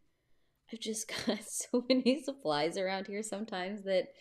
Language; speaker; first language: English; native; English